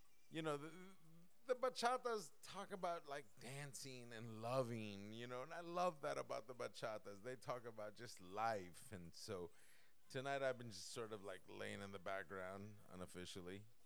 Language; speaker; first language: English; early bilingual, other home language; Spanish